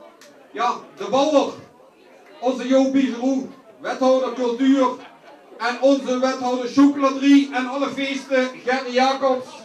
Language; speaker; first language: Dutch; non-native, local second language; Limburgish